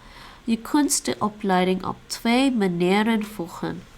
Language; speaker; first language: Dutch; non-native, learner; English